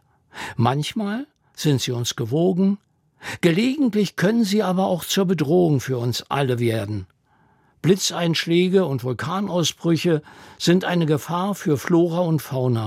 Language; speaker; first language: German; native; German